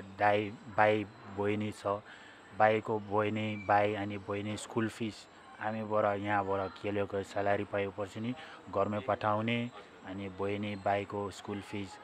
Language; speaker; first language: Nepali; non-native, learner; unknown